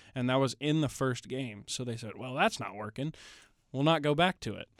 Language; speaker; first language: English; native; English